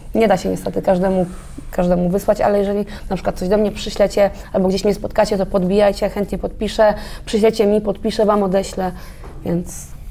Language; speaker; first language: Polish; native; Polish